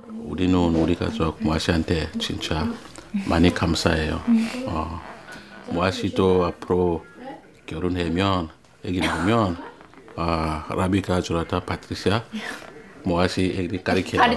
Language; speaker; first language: Korean; non-native, learner; French